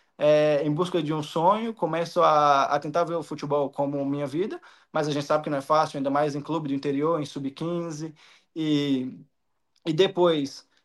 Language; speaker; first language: Portuguese; native; Portuguese